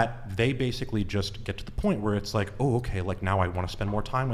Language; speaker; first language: English; native; English